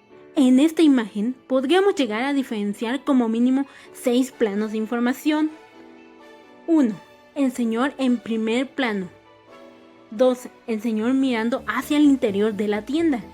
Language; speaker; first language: Spanish; native; Spanish